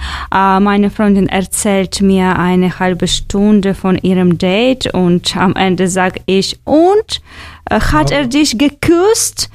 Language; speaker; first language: German; non-native, fluent; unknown